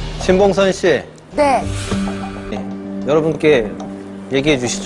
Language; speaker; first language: Korean; native; Korean